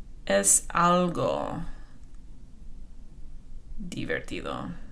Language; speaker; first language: Spanish; non-native, fluent; English